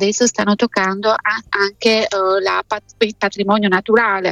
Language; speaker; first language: Italian; non-native, fluent; Albanian